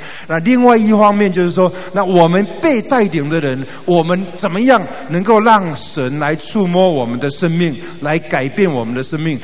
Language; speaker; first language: Chinese; native; Chinese